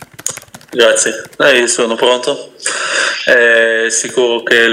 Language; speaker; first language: Italian; non-native, fluent; Dutch